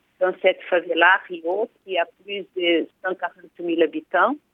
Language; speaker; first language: French; non-native, fluent; Portuguese